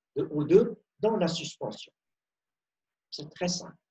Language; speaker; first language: French; non-native, local second language; Arabic